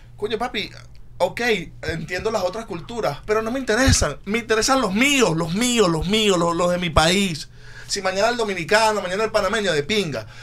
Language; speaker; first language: Spanish; native; Spanish